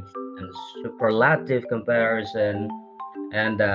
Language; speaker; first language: English; non-native, learner; Indonesian